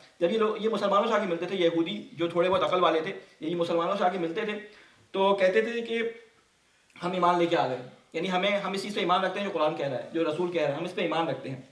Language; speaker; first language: Urdu; native; Urdu